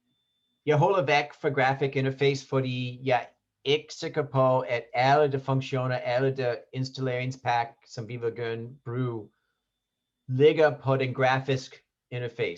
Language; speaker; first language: Danish; non-native, fluent; English